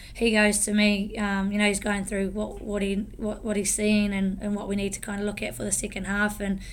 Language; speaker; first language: English; native; English